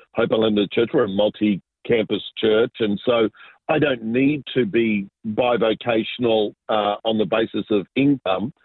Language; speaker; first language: English; native; English